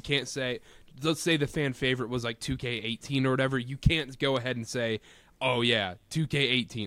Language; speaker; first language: English; native; English